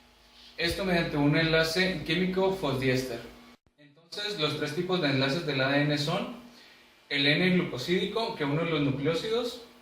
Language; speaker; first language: Spanish; native; Spanish